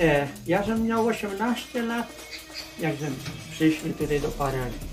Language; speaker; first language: Polish; early bilingual, heritage; Polish